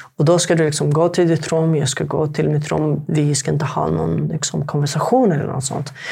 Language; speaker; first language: Swedish; non-native, fluent; Arabic